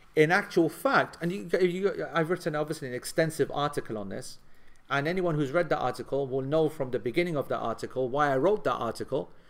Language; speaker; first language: English; native; English